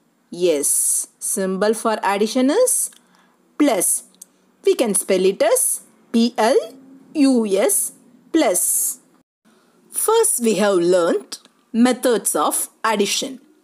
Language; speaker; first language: English; non-native, local second language; Tamil